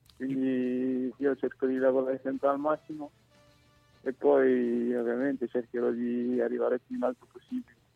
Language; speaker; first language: Italian; non-native, fluent; French